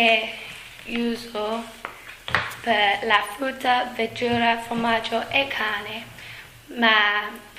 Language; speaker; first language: Italian; non-native, learner; English